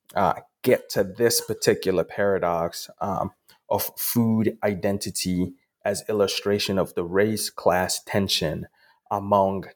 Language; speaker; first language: English; non-native, local second language; Akan